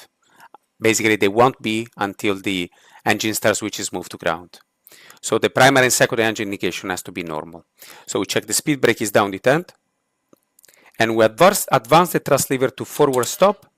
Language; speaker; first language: English; non-native, fluent; Italian